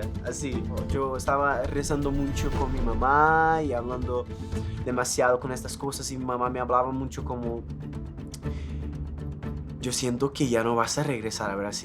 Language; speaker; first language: Spanish; non-native, fluent; Portuguese